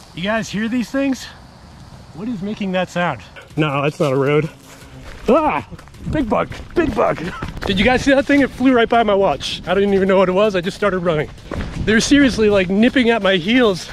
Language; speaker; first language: English; native; English